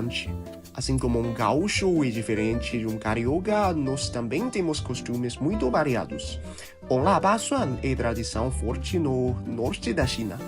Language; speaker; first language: Portuguese; non-native, learner; Chinese